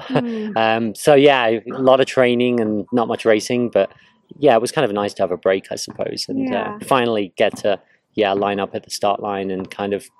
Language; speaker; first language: English; native; English